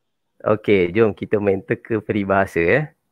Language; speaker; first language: Malay; native; Malay